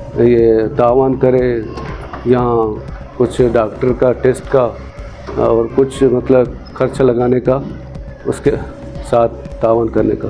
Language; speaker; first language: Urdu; non-native, local second language; Baluchi